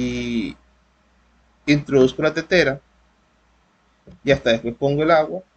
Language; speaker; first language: Spanish; native; Spanish